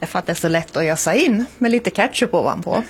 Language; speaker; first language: Swedish; native; Swedish